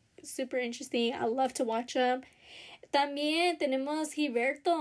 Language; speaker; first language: Spanish; early bilingual, heritage; Spanish